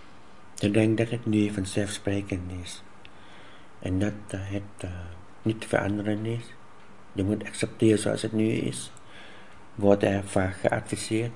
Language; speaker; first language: Dutch; non-native, fluent; Vietnamese